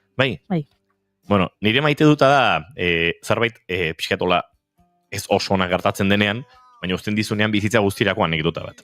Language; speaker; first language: Basque; native; Basque